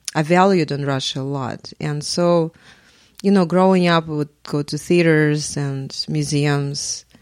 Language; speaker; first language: English; non-native, fluent; Russian